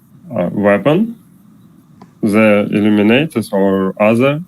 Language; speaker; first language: English; non-native, learner; Russian